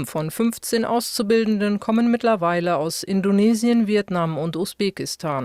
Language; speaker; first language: German; native; German